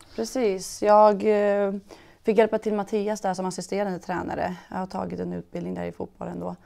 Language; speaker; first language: Swedish; early bilingual, other home language; Persian